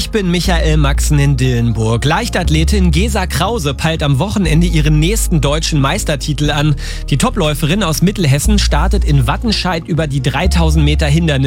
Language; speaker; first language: German; native; German